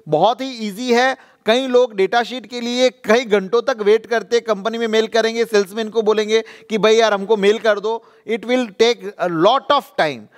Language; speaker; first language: Hindi; non-native, local second language; Gujarati